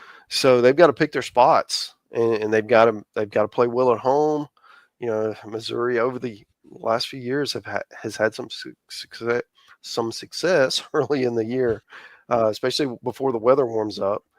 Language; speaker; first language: English; native; English